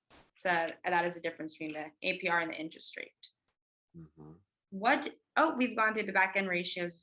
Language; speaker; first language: English; native; English